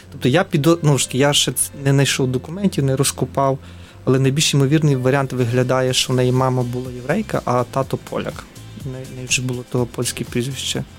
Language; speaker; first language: Ukrainian; native; Ukrainian